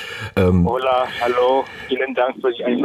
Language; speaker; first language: German; non-native, learner; Spanish